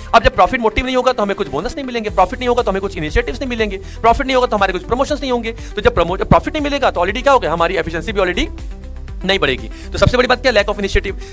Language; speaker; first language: Hindi; native; Hindi